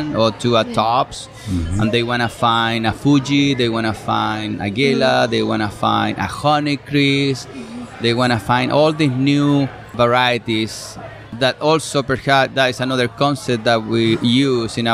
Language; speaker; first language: English; non-native, fluent; Spanish